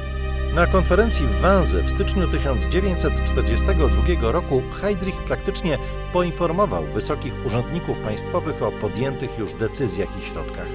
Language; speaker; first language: Polish; native; Polish